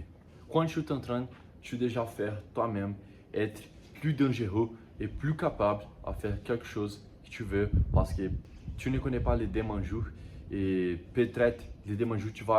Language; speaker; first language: French; non-native, learner; Portuguese